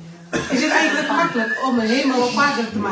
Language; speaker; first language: Dutch; non-native, learner; Indonesian